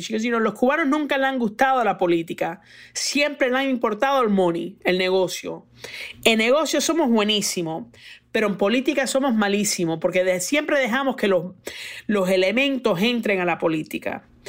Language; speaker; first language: Spanish; early bilingual, heritage; Spanish